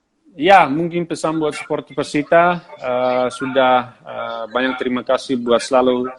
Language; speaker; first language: Indonesian; non-native, fluent; Dutch